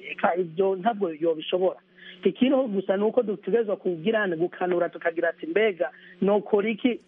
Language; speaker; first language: Rundi; early bilingual, heritage; Rundi